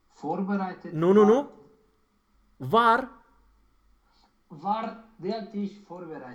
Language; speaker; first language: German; non-native, learner; Romanian